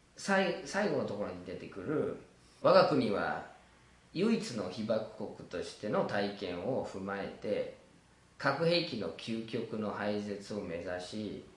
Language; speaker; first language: Japanese; non-native, fluent; English